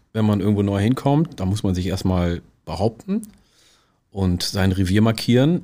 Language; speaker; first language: German; early bilingual, other home language; Oromo